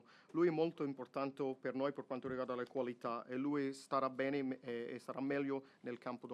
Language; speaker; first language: Italian; non-native, fluent; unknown